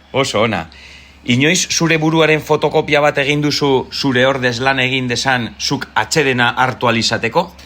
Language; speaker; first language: Basque; native; Basque